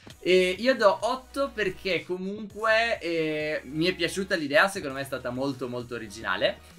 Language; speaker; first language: Italian; native; Italian